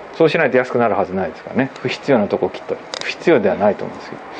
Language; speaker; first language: Japanese; native; Japanese